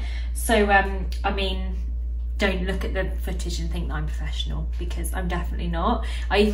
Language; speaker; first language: English; native; English